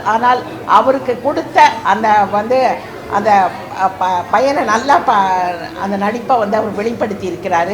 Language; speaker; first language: Tamil; native; Tamil